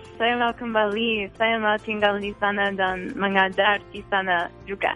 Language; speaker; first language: Indonesian; non-native, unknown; English